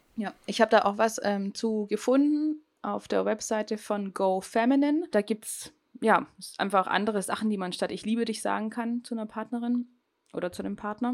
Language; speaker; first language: German; native; German